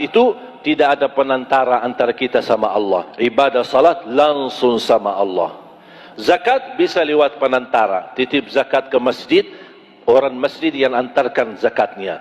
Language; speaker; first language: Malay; non-native, fluent; Arabic